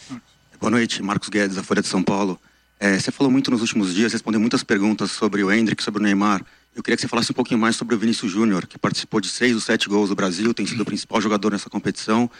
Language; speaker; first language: Portuguese; native; Portuguese